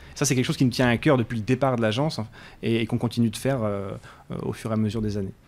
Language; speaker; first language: French; native; French